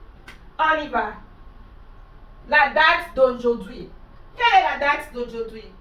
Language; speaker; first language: French; non-native, fluent; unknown